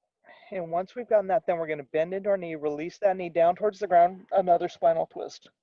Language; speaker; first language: English; native; English